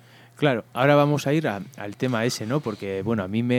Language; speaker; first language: Spanish; native; Spanish